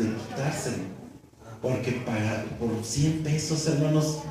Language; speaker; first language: Spanish; native; Spanish